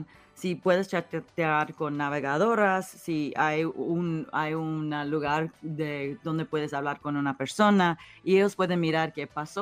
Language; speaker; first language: Spanish; early bilingual, heritage; English